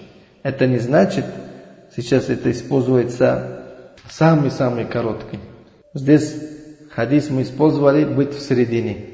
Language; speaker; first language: Russian; non-native, learner; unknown